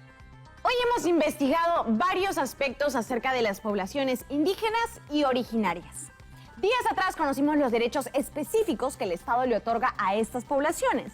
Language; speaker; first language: Spanish; native; Spanish